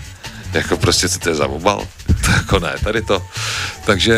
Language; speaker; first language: Czech; native; Czech